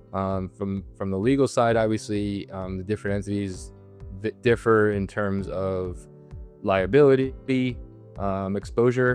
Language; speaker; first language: English; native; English